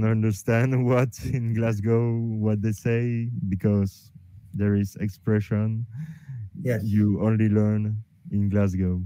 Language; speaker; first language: English; non-native, learner; French